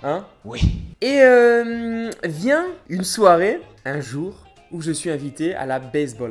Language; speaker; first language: French; native; French